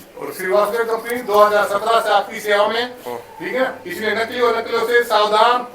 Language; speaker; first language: Hindi; native; Hindi